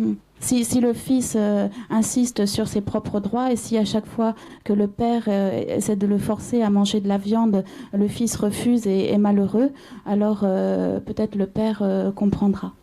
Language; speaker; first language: French; native; French